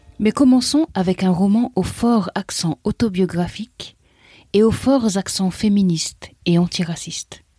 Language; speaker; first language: French; native; French